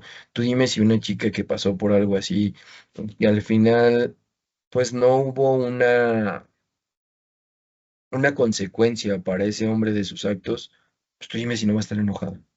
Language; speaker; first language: Spanish; native; Spanish